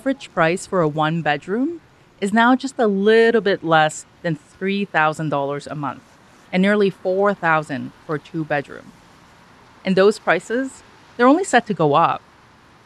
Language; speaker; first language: English; non-native, fluent; Persian